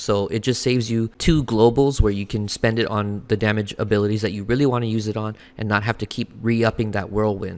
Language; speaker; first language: English; native; English